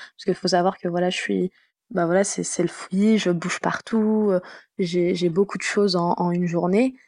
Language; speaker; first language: French; native; French